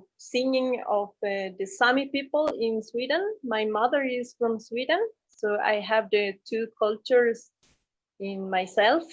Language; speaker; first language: English; non-native, fluent; Spanish